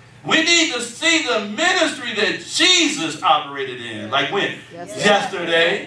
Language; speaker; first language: English; native; English